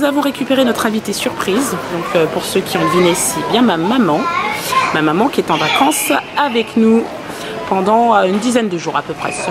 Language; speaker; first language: French; native; French